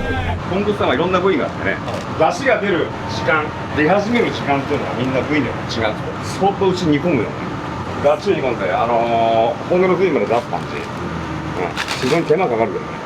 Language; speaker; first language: Japanese; native; Japanese